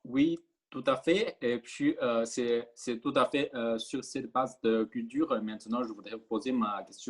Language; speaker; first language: French; non-native, fluent; Chinese